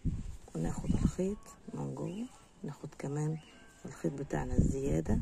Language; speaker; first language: Arabic; native; Arabic